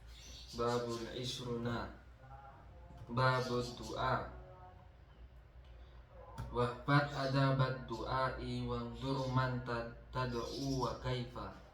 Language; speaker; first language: Arabic; non-native, learner; Indonesian